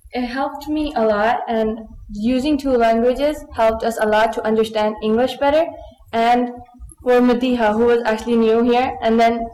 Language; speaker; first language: English; early bilingual, other home language; Punjabi